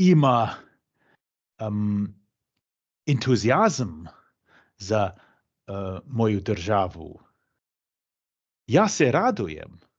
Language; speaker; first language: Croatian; non-native, fluent; English